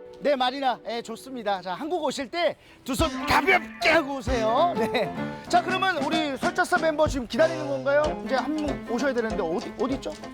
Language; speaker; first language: Korean; native; Korean